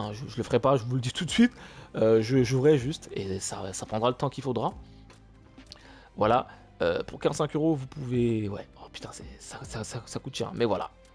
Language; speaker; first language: French; native; French